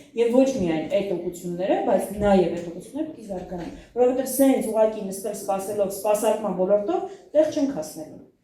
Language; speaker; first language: Armenian; native; Armenian